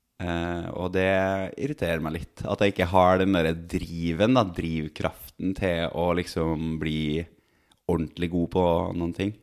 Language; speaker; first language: Norwegian; native; Norwegian